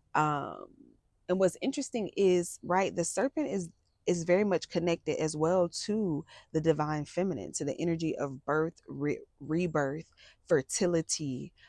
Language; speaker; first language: English; native; English